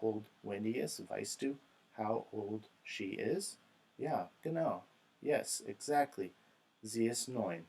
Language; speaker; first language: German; non-native, fluent; English